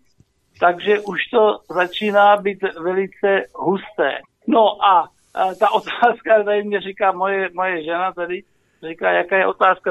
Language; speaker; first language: Czech; native; Czech